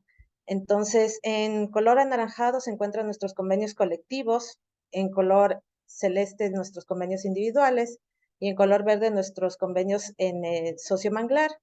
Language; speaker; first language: Spanish; native; Spanish